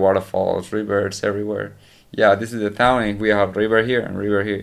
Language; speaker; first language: English; non-native, learner; Spanish